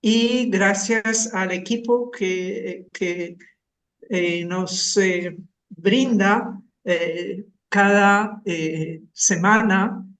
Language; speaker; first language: Spanish; non-native, fluent; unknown